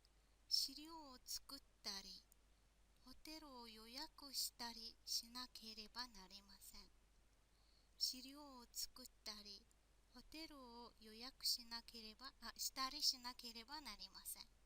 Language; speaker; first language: Japanese; non-native, fluent; Mongolian